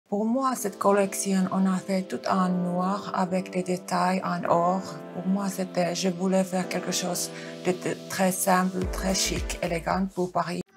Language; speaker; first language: French; non-native, fluent; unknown